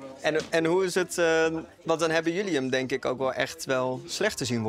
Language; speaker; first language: Dutch; native; Dutch